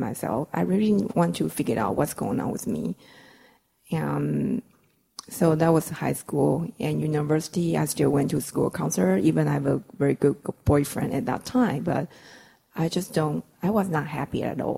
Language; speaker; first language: English; non-native, fluent; Chinese